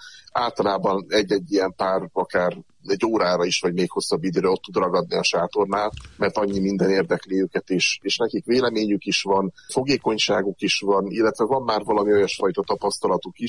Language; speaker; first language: Hungarian; native; Hungarian